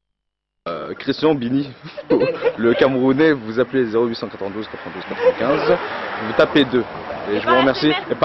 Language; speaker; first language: French; native; French